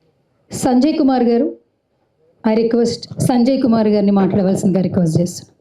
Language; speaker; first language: Telugu; native; Telugu